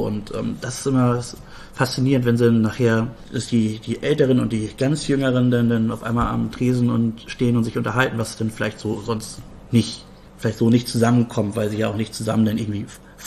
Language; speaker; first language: German; native; German